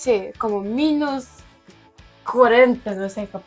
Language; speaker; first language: Spanish; non-native, learner; Ukrainian